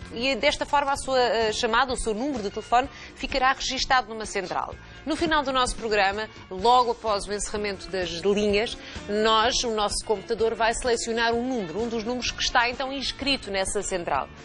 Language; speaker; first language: Portuguese; native; Portuguese